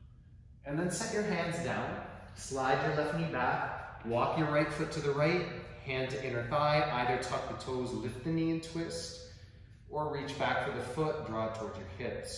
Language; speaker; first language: English; native; English